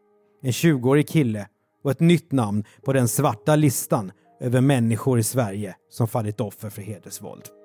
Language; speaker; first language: Swedish; native; Swedish